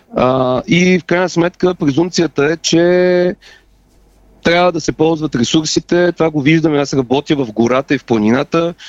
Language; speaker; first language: Bulgarian; native; Bulgarian